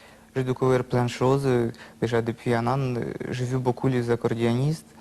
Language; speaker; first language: French; non-native, learner; Russian